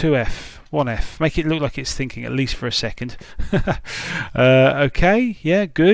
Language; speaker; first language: English; native; English